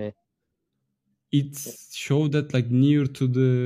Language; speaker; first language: English; non-native, fluent; Turkish